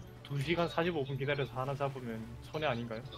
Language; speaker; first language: Korean; native; Korean